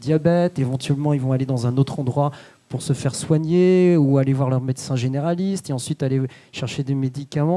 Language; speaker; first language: French; native; French